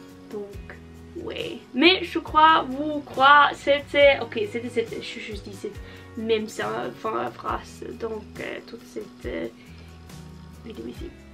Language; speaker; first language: French; non-native, learner; Norwegian